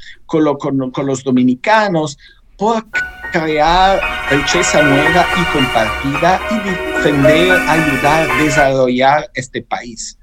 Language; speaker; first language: Spanish; non-native, fluent; Italian